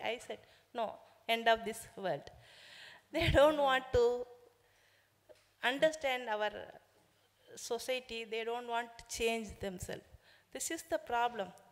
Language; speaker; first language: English; non-native, local second language; Tamil